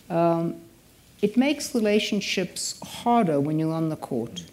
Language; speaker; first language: English; native; English